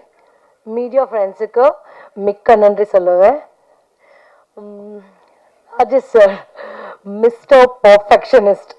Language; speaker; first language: Tamil; non-native, fluent; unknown